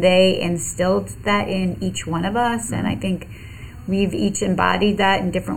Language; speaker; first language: English; native; English